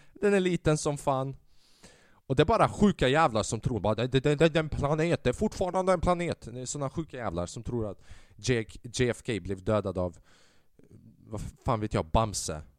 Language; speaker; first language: Swedish; early bilingual, other home language; Albanian